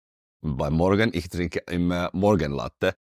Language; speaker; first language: German; non-native, fluent; Finnish